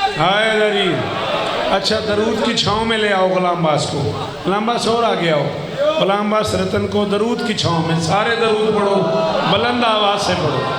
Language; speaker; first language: Urdu; non-native, local second language; Punjabi